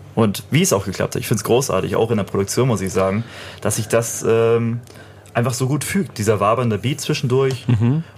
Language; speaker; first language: German; native; German